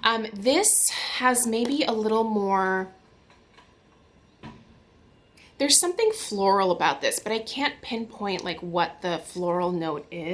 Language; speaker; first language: English; native; English